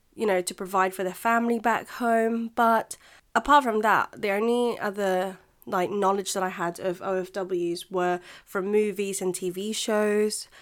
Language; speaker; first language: English; non-native, local second language; Filipino